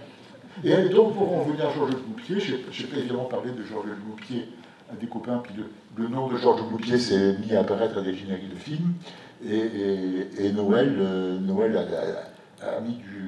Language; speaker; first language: French; native; French